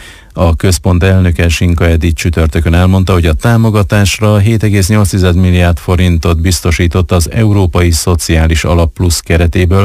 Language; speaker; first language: Hungarian; native; Hungarian